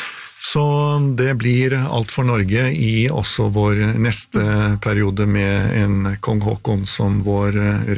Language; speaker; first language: Norwegian; native; Norwegian